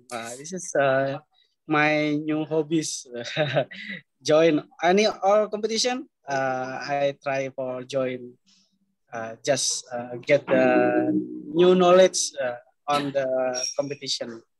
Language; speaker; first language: English; non-native, learner; Indonesian